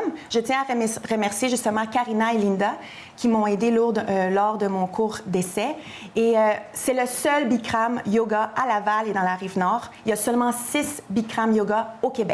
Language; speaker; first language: French; native; French